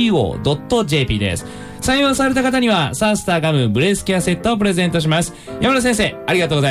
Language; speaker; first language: Japanese; native; Japanese